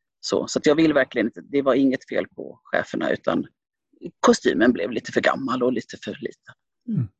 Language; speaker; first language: Swedish; early bilingual, other home language; Finnish